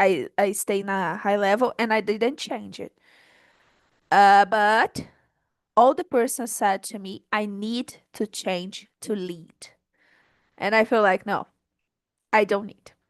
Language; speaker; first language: English; non-native, learner; Portuguese